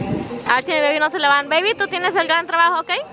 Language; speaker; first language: Spanish; native; Spanish